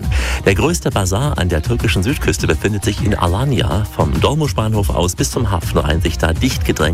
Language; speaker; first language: German; native; German